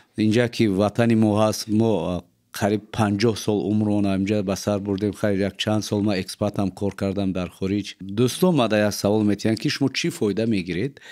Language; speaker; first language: Tajik; non-native, local second language; Uzbek